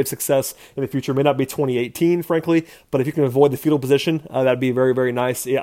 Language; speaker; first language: English; native; English